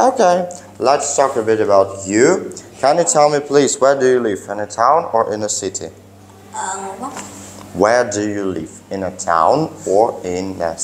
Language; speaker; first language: English; non-native, learner; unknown